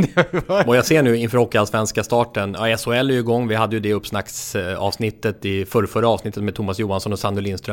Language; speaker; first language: Swedish; native; Swedish